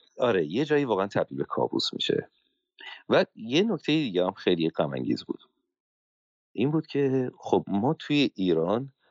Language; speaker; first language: Persian; native; Persian